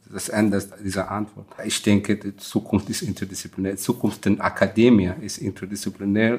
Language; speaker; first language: German; non-native, fluent; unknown